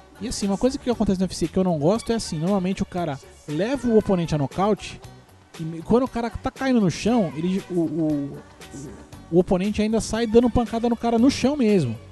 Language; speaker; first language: Portuguese; native; Portuguese